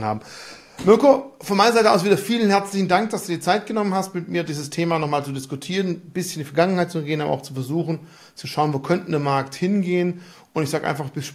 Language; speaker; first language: German; native; German